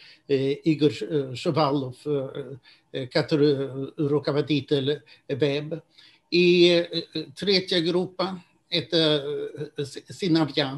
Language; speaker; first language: Russian; non-native, fluent; Swedish